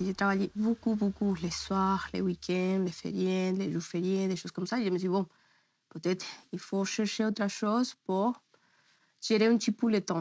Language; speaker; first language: French; non-native, learner; Spanish